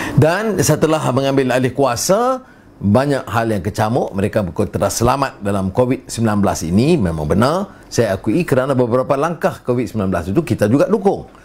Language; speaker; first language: Malay; native; Malay